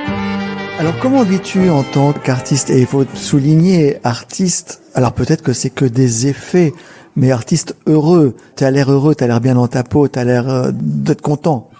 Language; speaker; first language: French; native; French